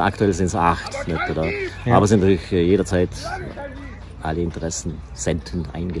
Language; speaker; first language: German; native; German